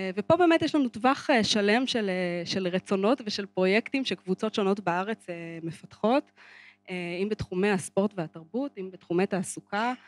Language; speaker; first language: Hebrew; native; Hebrew